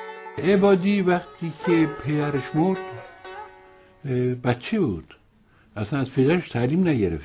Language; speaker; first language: Persian; native; Persian